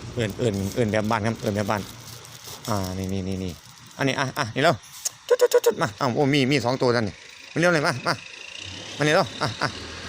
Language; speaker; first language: Thai; native; Thai